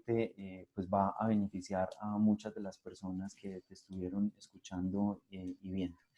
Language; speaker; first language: Spanish; native; Spanish